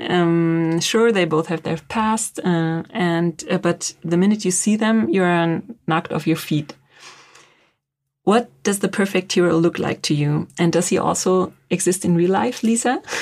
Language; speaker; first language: English; non-native, fluent; German